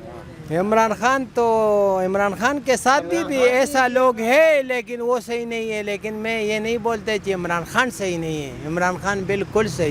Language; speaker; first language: Hindi; non-native, local second language; Pashto